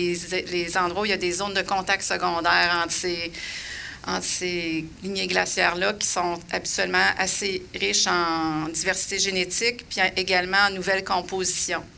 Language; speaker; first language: French; native; French